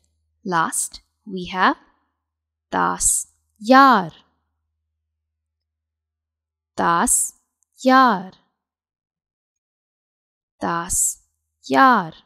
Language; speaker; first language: German; non-native, fluent; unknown